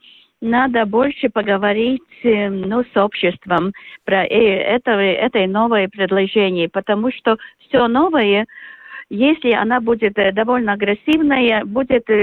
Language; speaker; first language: Russian; non-native, local second language; Latvian